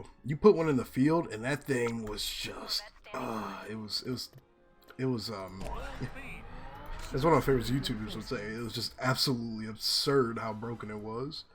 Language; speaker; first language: English; native; English